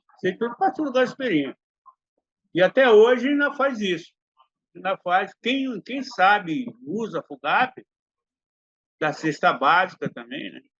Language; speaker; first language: Portuguese; native; Portuguese